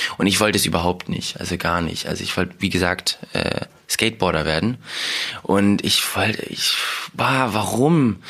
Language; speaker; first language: German; early bilingual, other home language; Russian